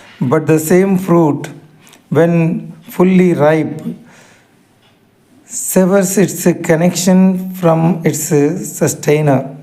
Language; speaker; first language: English; non-native, local second language; Telugu